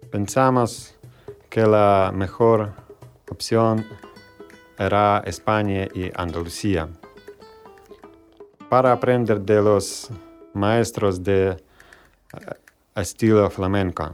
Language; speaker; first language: Spanish; non-native, learner; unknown